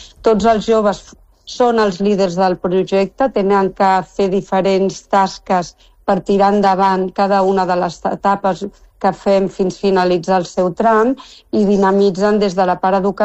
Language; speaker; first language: Catalan; non-native, local second language; Spanish